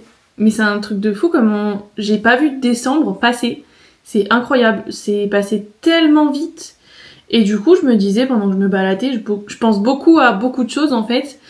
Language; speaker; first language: French; native; French